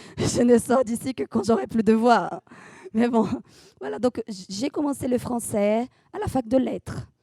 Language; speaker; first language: French; non-native, fluent; Portuguese